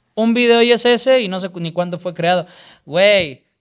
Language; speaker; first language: Spanish; native; Spanish